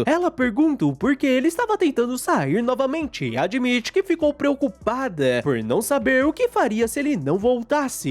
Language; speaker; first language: Portuguese; native; Portuguese